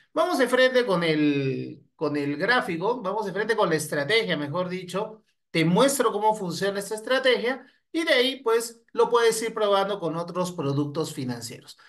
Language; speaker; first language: Spanish; native; Spanish